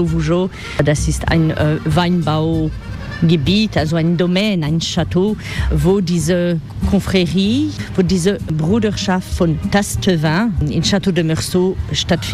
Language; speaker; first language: German; non-native, learner; French